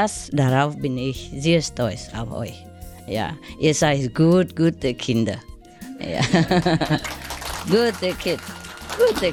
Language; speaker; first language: German; non-native, learner; Vietnamese